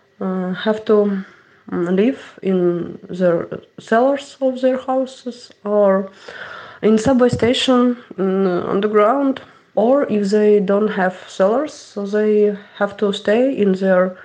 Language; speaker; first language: English; non-native, learner; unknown